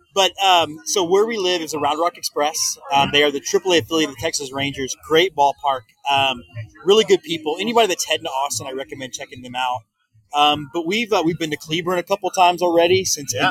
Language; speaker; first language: English; native; English